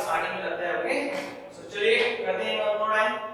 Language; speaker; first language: Hindi; native; Hindi